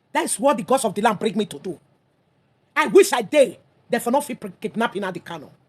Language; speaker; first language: Nigerian Pidgin; native; Nigerian Pidgin